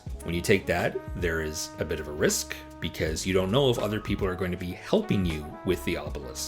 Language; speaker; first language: English; native; English